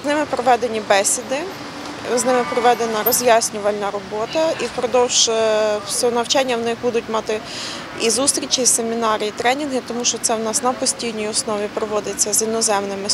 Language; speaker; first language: Ukrainian; native; Ukrainian